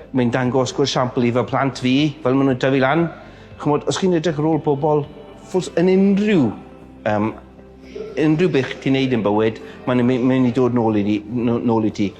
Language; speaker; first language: Welsh; native; Welsh